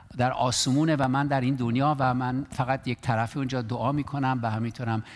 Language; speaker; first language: Persian; non-native, local second language; Armenian